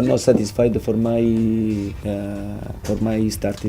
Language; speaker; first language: English; non-native, fluent; Italian